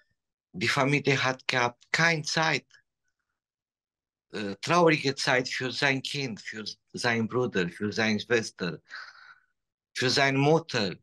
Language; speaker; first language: German; non-native, learner; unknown